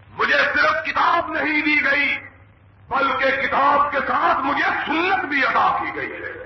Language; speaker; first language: Urdu; non-native, local second language; Punjabi